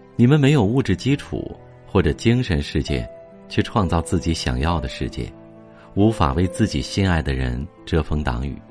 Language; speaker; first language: Chinese; native; Chinese